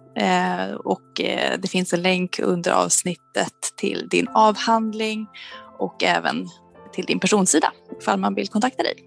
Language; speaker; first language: Swedish; native; Swedish